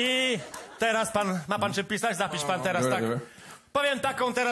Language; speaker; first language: Polish; native; Polish